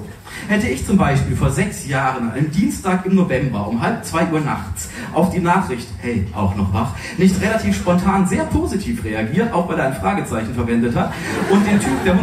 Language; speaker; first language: German; native; German